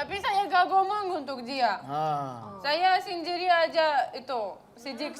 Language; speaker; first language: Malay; non-native, learner; Russian